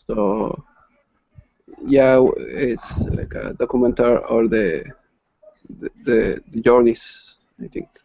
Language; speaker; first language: English; non-native, learner; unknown